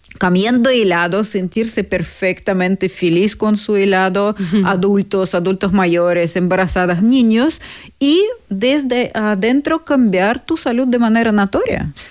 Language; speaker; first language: Spanish; non-native, fluent; Russian